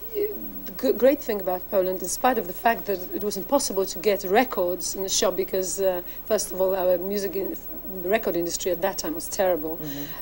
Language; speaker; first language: English; non-native, fluent; Polish